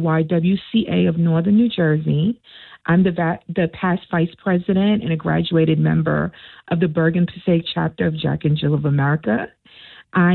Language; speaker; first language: English; native; English